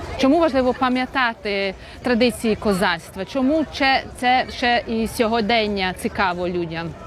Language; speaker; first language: Ukrainian; non-native, fluent; Hungarian